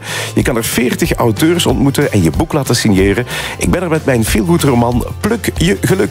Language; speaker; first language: Dutch; native; Dutch